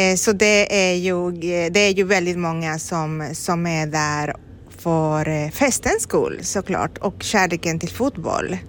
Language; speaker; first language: Swedish; non-native, fluent; Spanish